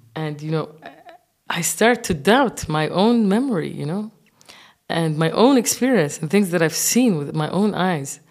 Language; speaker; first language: English; non-native, fluent; Arabic